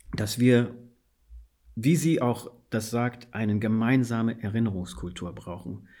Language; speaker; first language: German; non-native, fluent; Fula